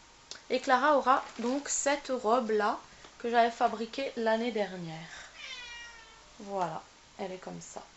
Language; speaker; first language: French; native; French